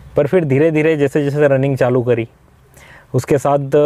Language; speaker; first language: Hindi; native; Hindi